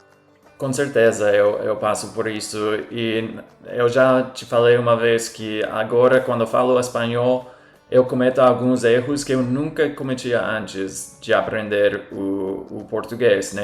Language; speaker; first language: Portuguese; non-native, fluent; English